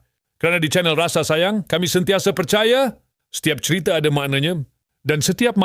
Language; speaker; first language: Malay; native; Malay